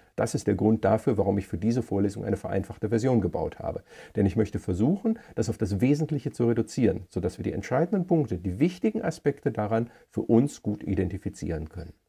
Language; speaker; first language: German; native; German